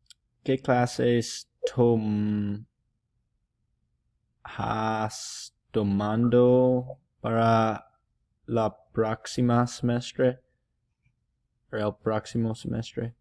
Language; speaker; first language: Spanish; non-native, learner; English